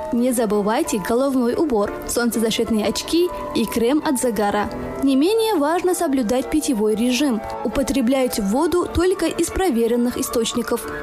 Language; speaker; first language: Russian; non-native, local second language; Tajik